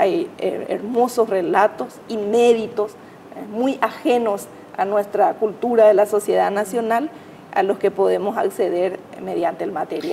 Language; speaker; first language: Spanish; native; Spanish